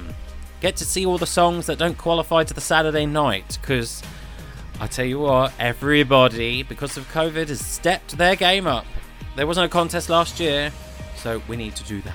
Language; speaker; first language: English; native; English